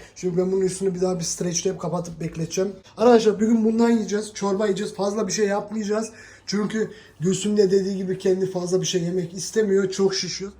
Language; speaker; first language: Turkish; native; Turkish